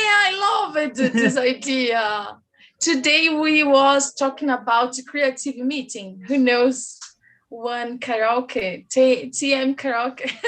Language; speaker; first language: English; non-native, learner; Portuguese